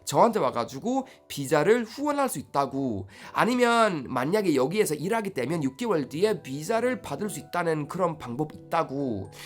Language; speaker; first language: Korean; non-native, fluent; Swedish